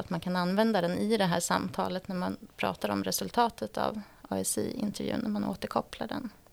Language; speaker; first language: Swedish; native; Swedish